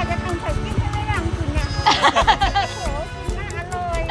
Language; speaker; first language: Thai; native; Thai